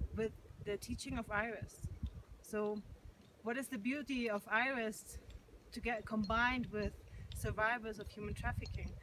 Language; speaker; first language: English; non-native, fluent; German